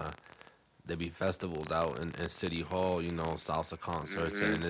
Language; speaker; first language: English; non-native, fluent; Spanish